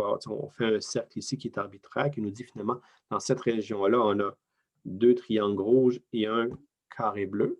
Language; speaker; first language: French; native; French